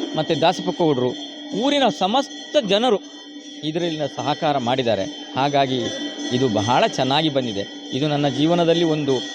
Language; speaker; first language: Kannada; native; Kannada